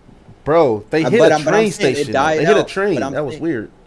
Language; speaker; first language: English; native; English